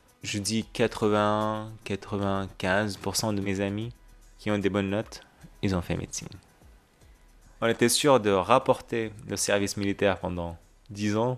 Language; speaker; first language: French; non-native, fluent; Arabic